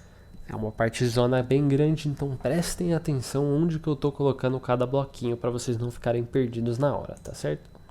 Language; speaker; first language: Portuguese; native; Portuguese